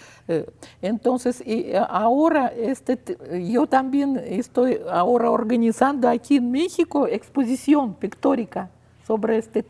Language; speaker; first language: Spanish; non-native, fluent; Russian